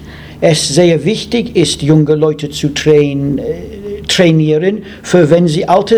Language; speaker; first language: German; non-native, learner; English